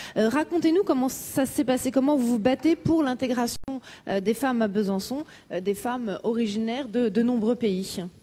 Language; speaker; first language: French; native; French